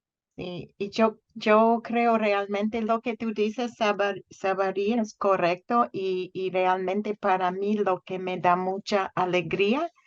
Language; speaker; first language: Spanish; non-native, fluent; English